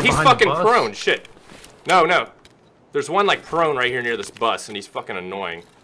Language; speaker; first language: English; native; English